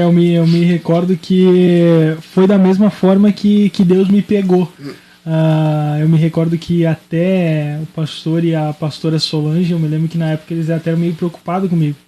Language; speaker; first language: Portuguese; native; Portuguese